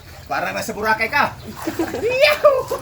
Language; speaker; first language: Filipino; non-native, local second language; Cebuano